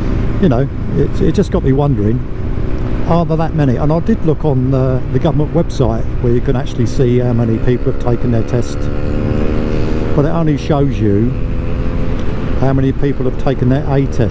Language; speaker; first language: English; native; English